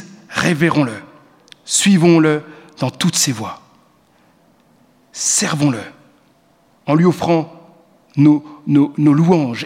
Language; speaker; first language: French; native; French